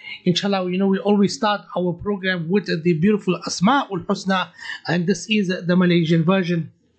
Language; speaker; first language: English; native; English